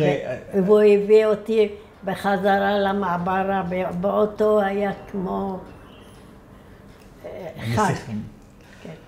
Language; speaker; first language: Hebrew; early bilingual, other home language; Arabic